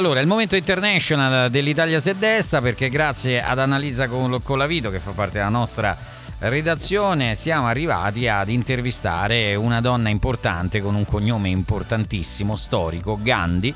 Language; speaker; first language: Italian; native; Italian